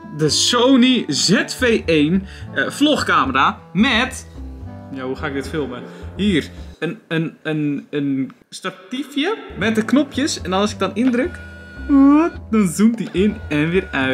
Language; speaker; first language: Dutch; native; Dutch